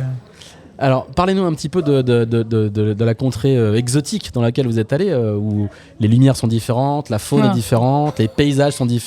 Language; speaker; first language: French; native; French